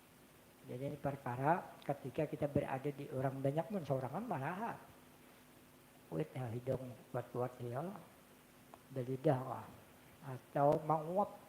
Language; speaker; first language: Indonesian; non-native, local second language; Banjar